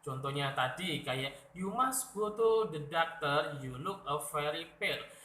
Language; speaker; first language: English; non-native, learner; Indonesian